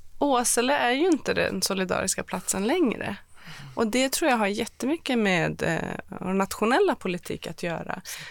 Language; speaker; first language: Swedish; early bilingual, other home language; Persian